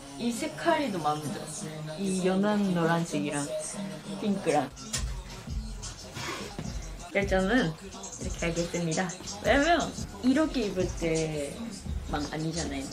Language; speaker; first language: Korean; non-native, fluent; Japanese